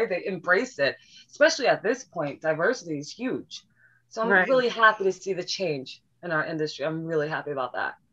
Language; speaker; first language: English; native; English